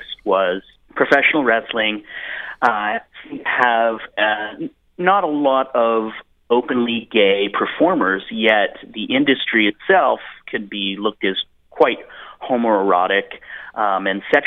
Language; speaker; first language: English; native; English